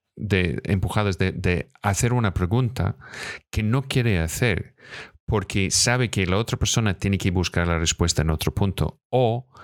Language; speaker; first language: Spanish; non-native, fluent; English